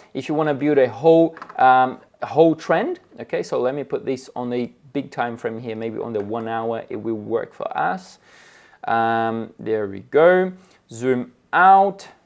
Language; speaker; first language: English; non-native, fluent; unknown